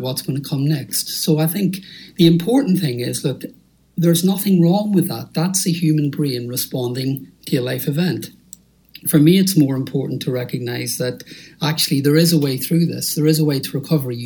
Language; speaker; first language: English; native; English